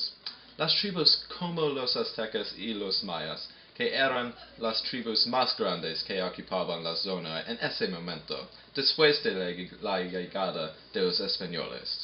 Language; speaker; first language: Spanish; non-native, learner; English